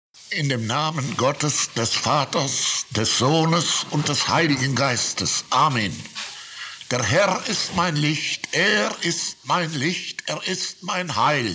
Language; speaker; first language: German; native; German